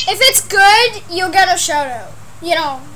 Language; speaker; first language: English; native; English